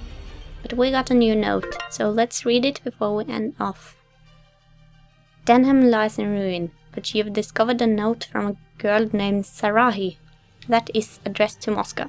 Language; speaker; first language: English; non-native, fluent; Norwegian